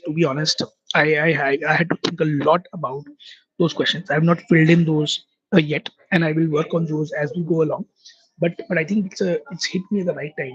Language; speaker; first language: English; non-native, local second language; Hindi